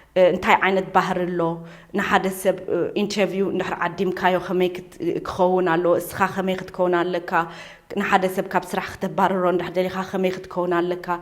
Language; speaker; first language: Tigrinya; early bilingual, heritage; Tigrinya